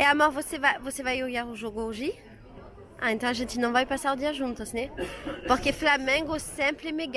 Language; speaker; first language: Portuguese; non-native, learner; French